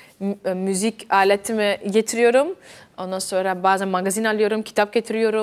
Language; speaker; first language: Turkish; early bilingual, heritage; Dutch